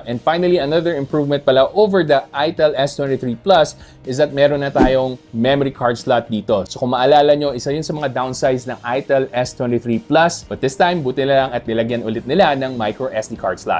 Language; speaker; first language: Filipino; native; Filipino